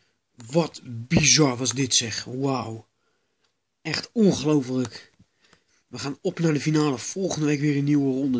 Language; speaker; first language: Dutch; native; Dutch